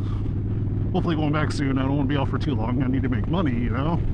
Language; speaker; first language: English; native; English